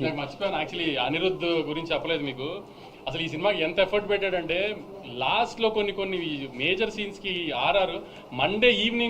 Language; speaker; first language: Telugu; native; Telugu